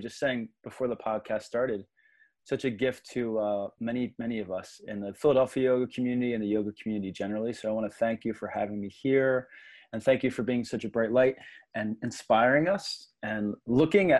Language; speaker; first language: English; native; English